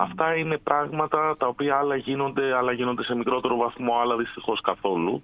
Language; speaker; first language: Greek; native; Greek